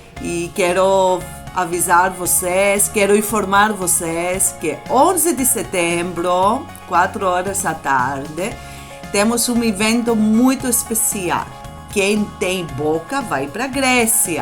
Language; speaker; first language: Portuguese; non-native, fluent; Greek